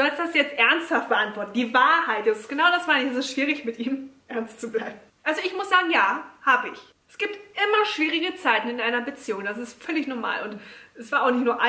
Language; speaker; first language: German; native; German